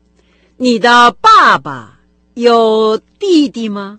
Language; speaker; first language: Chinese; non-native, fluent; Russian